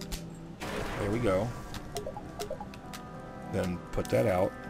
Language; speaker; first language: English; native; English